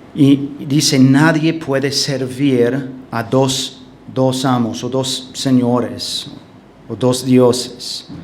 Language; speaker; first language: Spanish; non-native, fluent; English